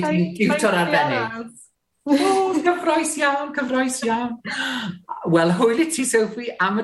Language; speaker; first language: Welsh; native; Welsh